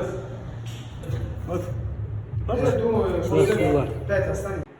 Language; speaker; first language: Russian; non-native, local second language; Kyrgyz